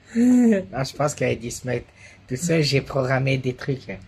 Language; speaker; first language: French; native; French